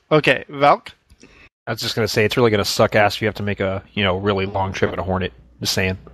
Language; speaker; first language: English; native; English